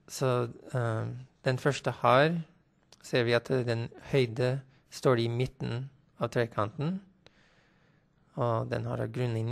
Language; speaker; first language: Norwegian; non-native, fluent; English